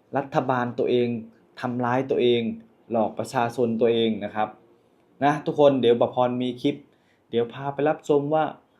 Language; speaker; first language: Thai; native; Thai